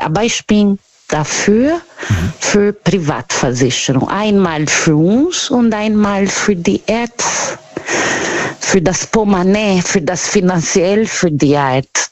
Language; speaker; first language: German; non-native, learner; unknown